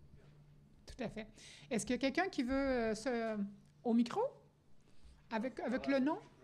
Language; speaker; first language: French; native; French